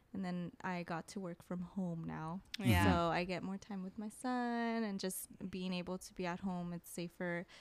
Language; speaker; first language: English; native; English